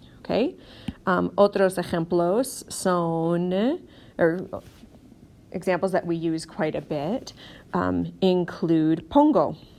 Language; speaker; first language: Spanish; non-native, fluent; English